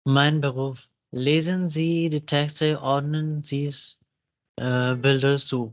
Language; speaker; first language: German; non-native, fluent; Urdu